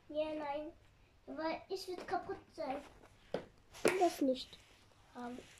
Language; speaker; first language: German; early bilingual, other home language; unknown